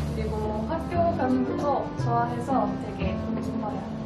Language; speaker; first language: Korean; non-native, fluent; French